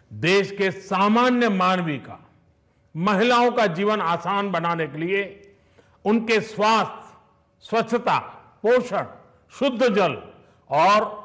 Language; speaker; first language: Hindi; native; Hindi